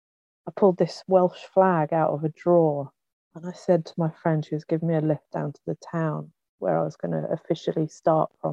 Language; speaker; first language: English; native; English